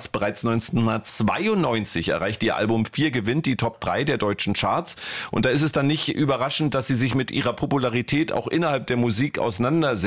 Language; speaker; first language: German; native; German